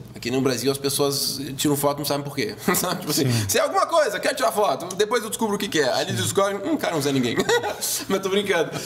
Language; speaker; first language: Portuguese; non-native, fluent; German